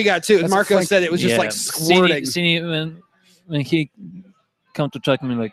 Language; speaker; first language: English; non-native, learner; Serbian